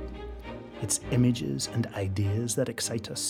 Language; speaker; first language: English; native; English